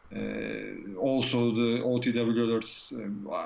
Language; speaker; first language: English; non-native, fluent; Turkish